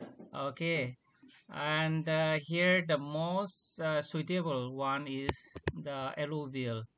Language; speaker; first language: English; non-native, local second language; Manipuri